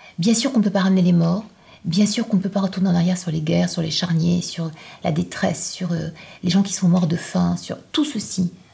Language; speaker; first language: French; non-native, local second language; Arabic